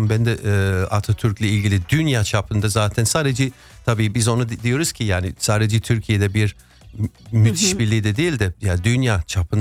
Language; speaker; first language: Turkish; non-native, fluent; English